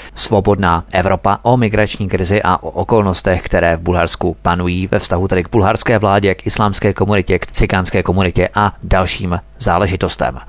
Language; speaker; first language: Czech; native; Czech